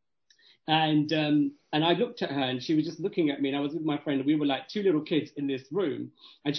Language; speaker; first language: English; native; English